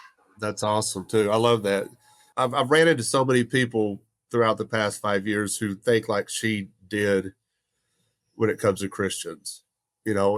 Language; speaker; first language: English; native; English